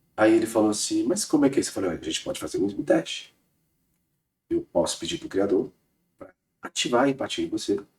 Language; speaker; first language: Portuguese; native; Portuguese